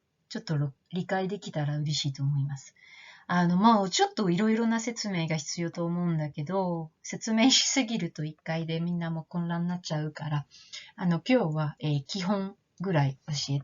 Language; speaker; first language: Japanese; non-native, fluent; French